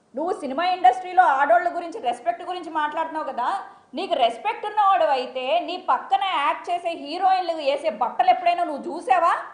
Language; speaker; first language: Telugu; native; Telugu